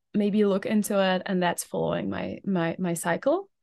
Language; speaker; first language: English; non-native, fluent; Czech